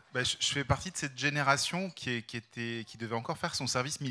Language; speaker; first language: French; native; French